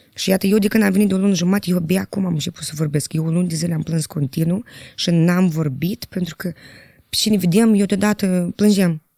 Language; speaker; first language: Romanian; native; Romanian